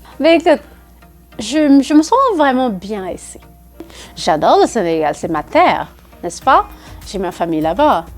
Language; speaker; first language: French; non-native, local second language; Wolof